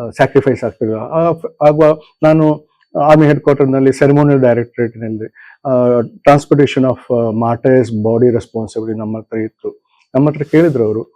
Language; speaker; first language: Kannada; non-native, local second language; Konkani